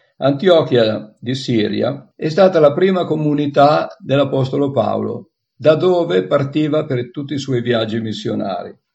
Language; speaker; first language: Italian; native; Italian